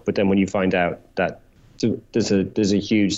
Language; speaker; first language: English; native; English